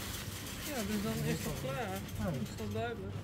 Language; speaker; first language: Dutch; native; Dutch